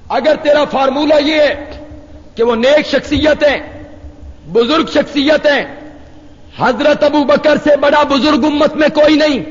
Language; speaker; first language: Urdu; non-native, local second language; Punjabi